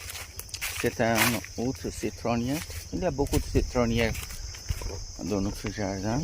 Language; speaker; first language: French; non-native, fluent; Bangla